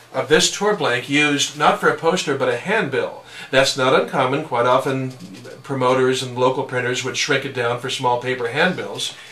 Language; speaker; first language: English; native; English